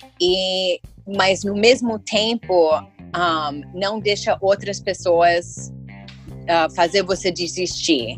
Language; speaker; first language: Portuguese; early bilingual, heritage; English